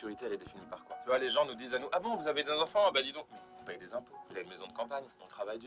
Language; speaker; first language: French; native; French